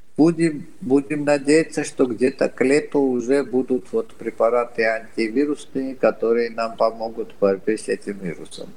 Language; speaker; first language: Russian; non-native, local second language; Georgian